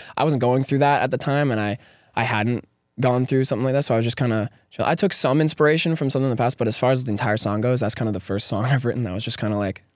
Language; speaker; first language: English; native; English